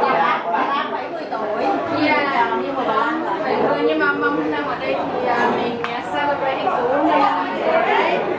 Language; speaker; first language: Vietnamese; early bilingual, heritage; Vietnamese